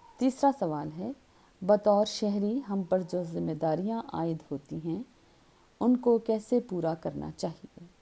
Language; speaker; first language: Urdu; native; Urdu